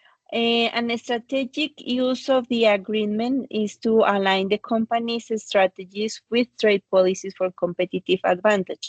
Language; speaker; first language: English; non-native, fluent; Spanish